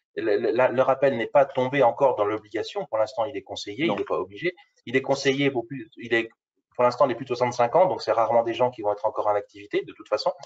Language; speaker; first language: French; native; French